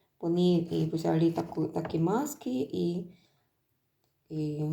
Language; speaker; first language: Ukrainian; non-native, learner; Korean